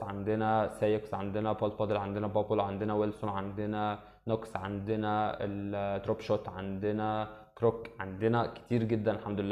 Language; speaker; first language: Arabic; native; Arabic